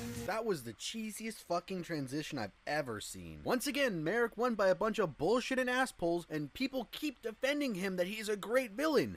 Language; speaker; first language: English; native; English